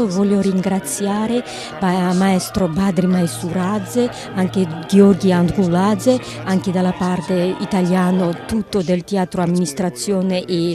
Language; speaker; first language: Italian; non-native, learner; Georgian